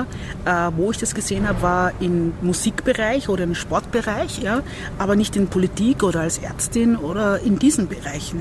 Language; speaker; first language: German; early bilingual, other home language; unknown